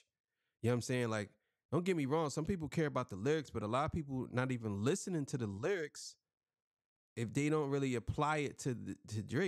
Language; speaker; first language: English; native; English